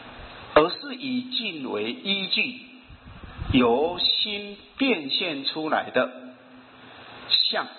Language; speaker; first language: Chinese; native; Chinese